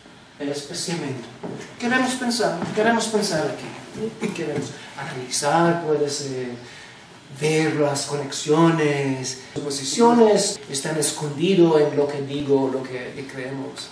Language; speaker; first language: Spanish; non-native, fluent; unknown